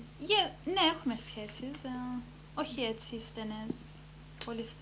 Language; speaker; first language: Greek; early bilingual, heritage; Greek